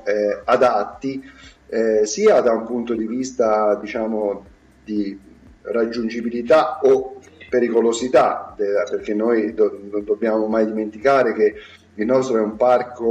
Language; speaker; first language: Italian; native; Italian